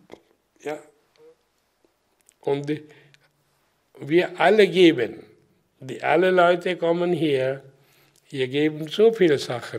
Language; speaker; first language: German; non-native, learner; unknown